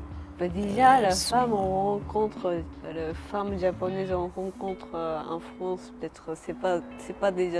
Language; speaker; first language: French; non-native, learner; Japanese